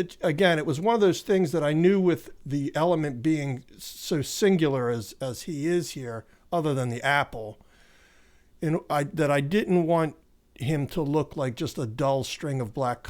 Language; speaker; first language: English; native; English